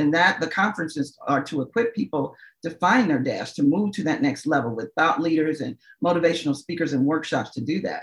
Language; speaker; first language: English; native; English